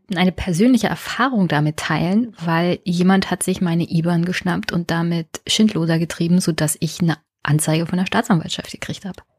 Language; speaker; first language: German; native; German